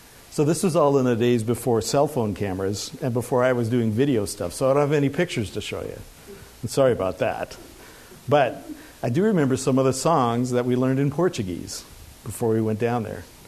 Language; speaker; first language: English; native; English